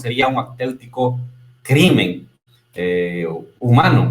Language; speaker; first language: Spanish; native; Spanish